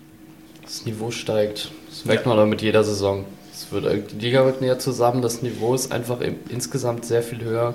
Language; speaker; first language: German; native; German